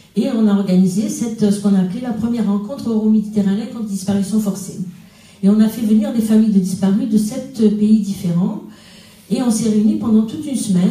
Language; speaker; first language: French; non-native, local second language; Arabic